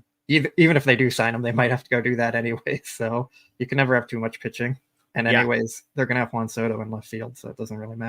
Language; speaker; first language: English; native; English